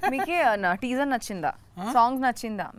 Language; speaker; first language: Telugu; non-native, learner; Bangla